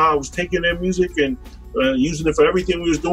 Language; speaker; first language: English; native; English